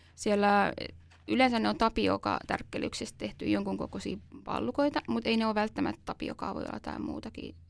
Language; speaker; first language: Finnish; native; Finnish